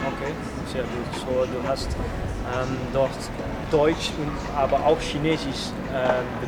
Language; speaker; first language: German; non-native, learner; Dutch